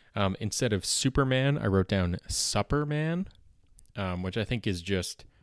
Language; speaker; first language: English; native; English